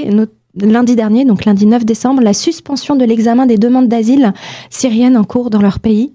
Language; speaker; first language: French; native; French